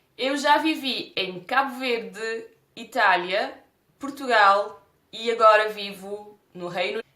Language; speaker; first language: Portuguese; non-native, local second language; Kabuverdianu